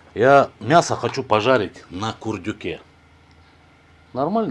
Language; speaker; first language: Russian; native; Russian